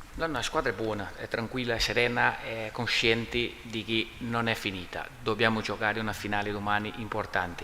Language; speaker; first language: Italian; non-native, learner; Portuguese